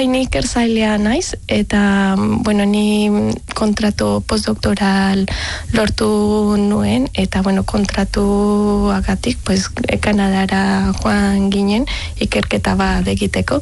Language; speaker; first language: Basque; non-native, learner; Spanish